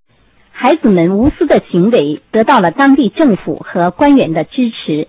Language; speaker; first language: Chinese; native; Chinese